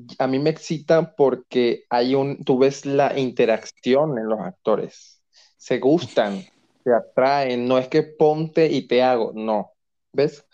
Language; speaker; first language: Spanish; native; Spanish